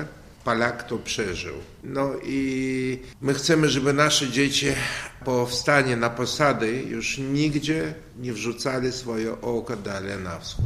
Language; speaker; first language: Polish; non-native, learner; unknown